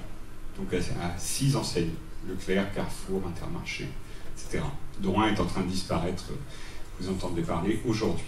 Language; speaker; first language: French; native; French